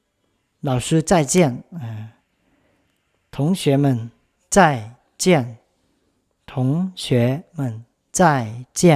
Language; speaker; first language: Chinese; non-native, fluent; Lao